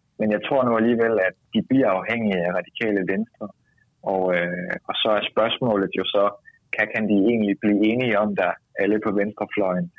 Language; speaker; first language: Danish; native; Danish